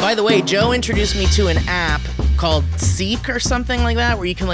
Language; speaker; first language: English; native; English